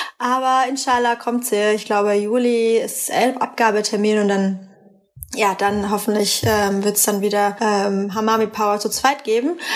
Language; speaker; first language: German; early bilingual, other home language; Persian